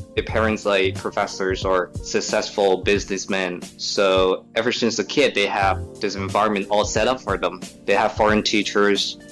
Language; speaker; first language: English; non-native, fluent; Chinese